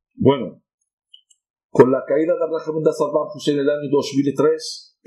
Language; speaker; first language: Spanish; non-native, fluent; Arabic